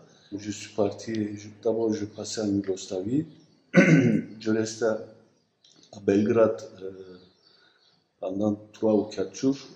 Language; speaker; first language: French; non-native, fluent; Turkish